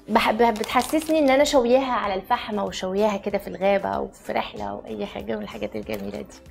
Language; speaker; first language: Arabic; native; Arabic